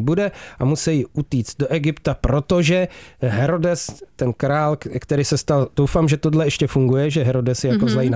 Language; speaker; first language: Czech; native; Czech